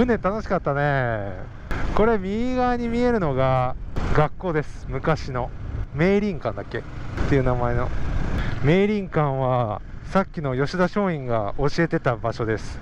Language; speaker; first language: Japanese; native; Japanese